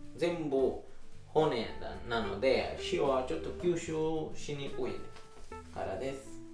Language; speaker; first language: Japanese; non-native, fluent; Italian